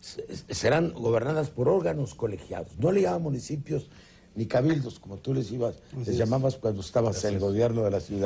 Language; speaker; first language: Spanish; native; Spanish